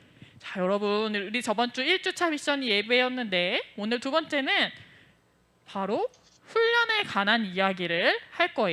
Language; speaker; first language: Korean; native; Korean